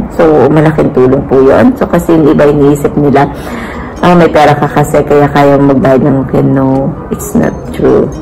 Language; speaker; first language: Filipino; native; Filipino